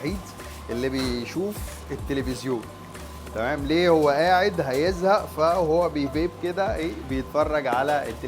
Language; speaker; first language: Arabic; native; Arabic